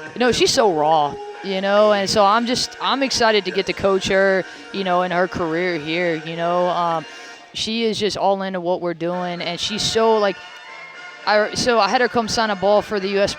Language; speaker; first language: English; native; English